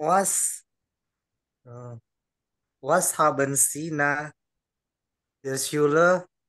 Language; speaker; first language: German; non-native, learner; Indonesian